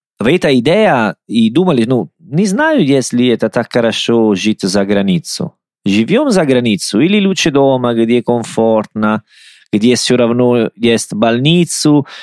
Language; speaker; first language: Russian; non-native, learner; Italian